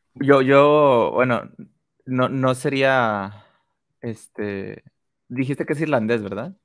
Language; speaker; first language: Spanish; native; Spanish